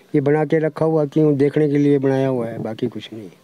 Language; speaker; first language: Hindi; native; Hindi